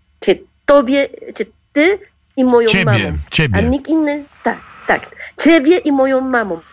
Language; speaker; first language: Polish; non-native, learner; Spanish